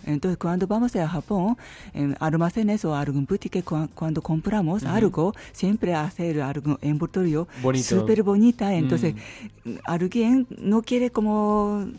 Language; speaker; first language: Spanish; non-native, learner; Japanese